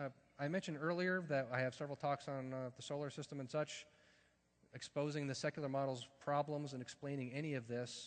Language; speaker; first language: English; native; English